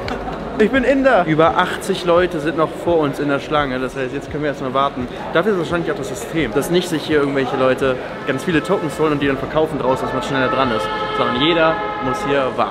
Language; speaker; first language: German; native; German